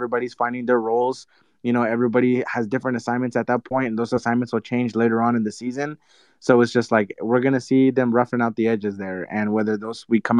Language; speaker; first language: English; native; English